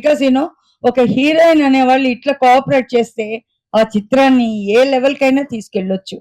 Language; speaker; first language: Telugu; native; Telugu